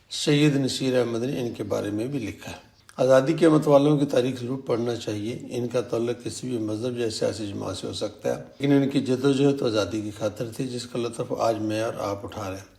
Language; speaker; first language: Urdu; native; Urdu